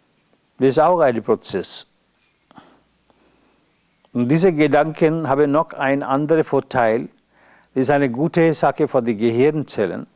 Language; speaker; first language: German; non-native, learner; Bangla